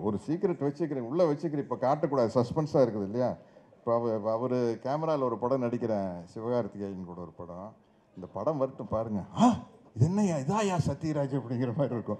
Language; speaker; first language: Tamil; native; Tamil